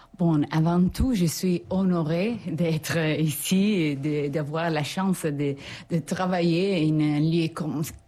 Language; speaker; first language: French; non-native, fluent; Italian